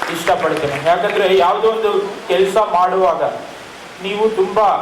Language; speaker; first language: Kannada; non-native, local second language; Tamil